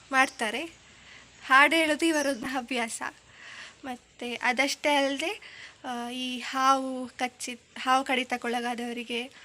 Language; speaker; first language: Kannada; non-native, local second language; Tulu